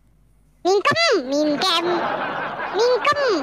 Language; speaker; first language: Vietnamese; non-native, learner; Indonesian